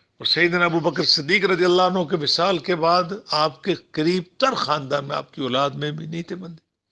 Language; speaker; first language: Urdu; non-native, local second language; Punjabi